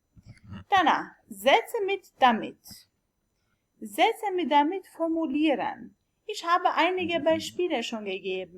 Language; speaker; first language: German; non-native, learner; Albanian